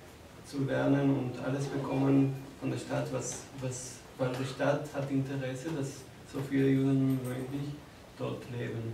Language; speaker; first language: German; non-native, fluent; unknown